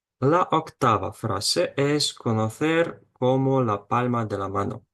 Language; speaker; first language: Spanish; non-native, fluent; Ukrainian